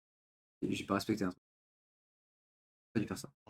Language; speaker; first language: French; native; French